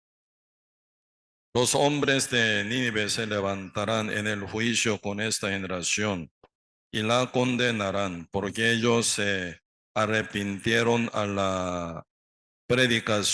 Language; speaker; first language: Spanish; non-native, learner; Korean